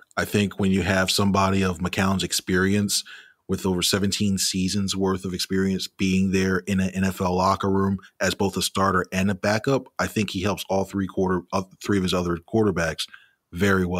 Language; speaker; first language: English; native; English